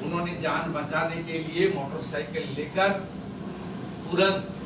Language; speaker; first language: Hindi; non-native, local second language; Bangla